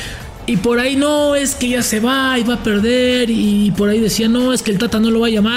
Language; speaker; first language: Spanish; native; Spanish